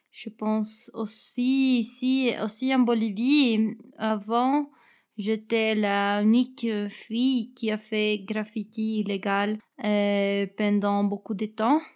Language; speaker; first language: French; non-native, learner; Spanish